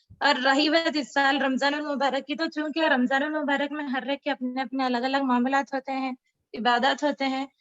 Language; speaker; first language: Urdu; native; Urdu